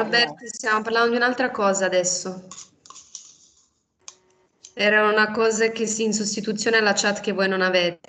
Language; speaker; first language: Italian; native; Italian